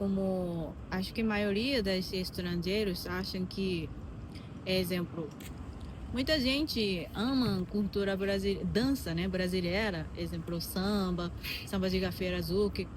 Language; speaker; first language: Portuguese; non-native, fluent; Japanese